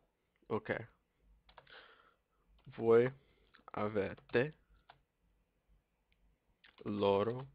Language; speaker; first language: Italian; non-native, learner; English